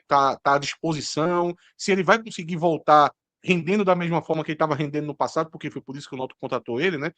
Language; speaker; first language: Portuguese; native; Portuguese